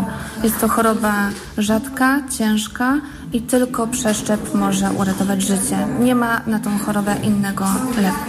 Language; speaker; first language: Polish; native; Polish